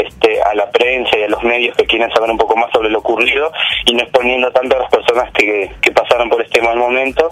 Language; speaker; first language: Spanish; native; Spanish